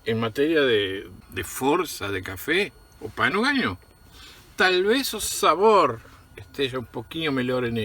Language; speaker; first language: Portuguese; non-native, fluent; Spanish